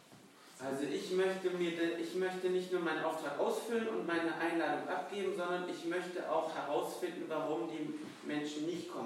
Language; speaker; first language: German; native; German